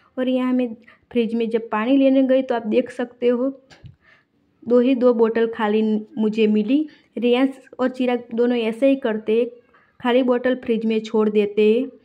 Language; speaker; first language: Hindi; non-native, local second language; Gujarati